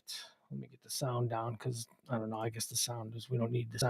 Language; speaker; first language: English; native; English